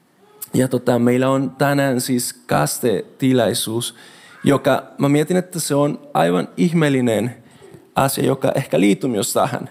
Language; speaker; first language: Finnish; non-native, fluent; Spanish